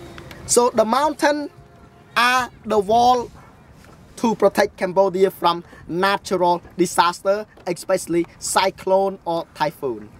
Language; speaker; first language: English; non-native, fluent; Khmer